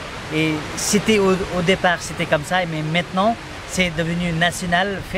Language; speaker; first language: French; non-native, fluent; Nepali